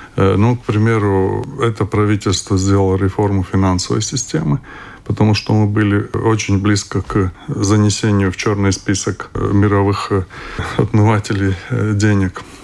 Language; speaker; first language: Russian; non-native, local second language; Latvian